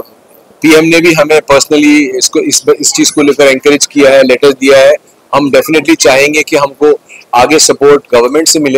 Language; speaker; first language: Hindi; native; Hindi